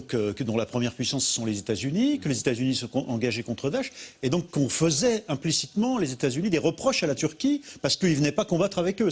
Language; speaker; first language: French; native; French